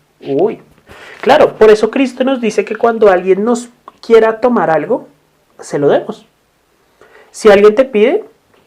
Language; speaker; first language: Spanish; native; Spanish